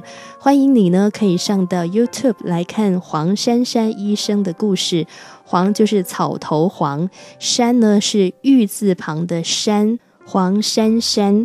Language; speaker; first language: Chinese; native; Chinese